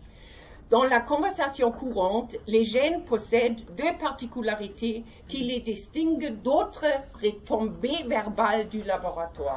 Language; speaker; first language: French; non-native, learner; German